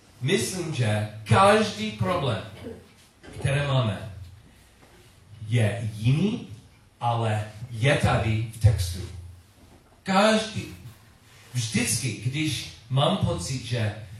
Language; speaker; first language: Czech; non-native, learner; English